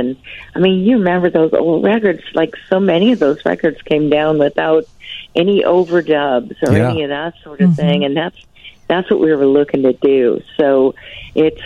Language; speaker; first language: English; native; English